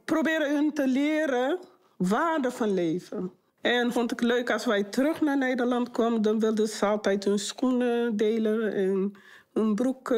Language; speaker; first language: Dutch; non-native, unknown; Kabuverdianu